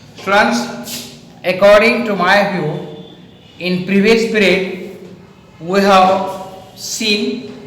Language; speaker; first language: English; non-native, local second language; Marathi